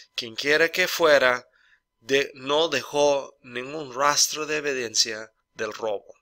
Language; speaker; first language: Spanish; non-native, fluent; English